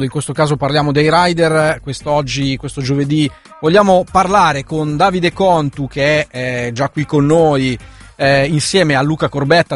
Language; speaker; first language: Italian; native; Italian